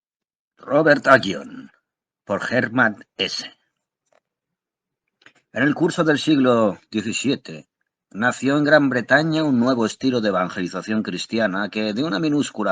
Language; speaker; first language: Spanish; native; Spanish